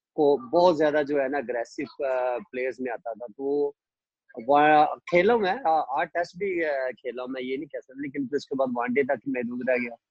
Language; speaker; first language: Urdu; non-native, local second language; Punjabi